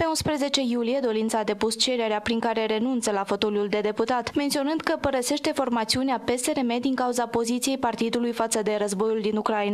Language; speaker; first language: Romanian; native; Romanian